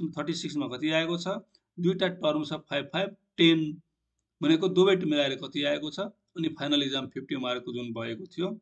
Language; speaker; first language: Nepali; non-native, local second language; Maithili